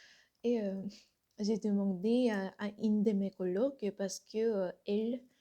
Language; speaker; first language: French; non-native, learner; Korean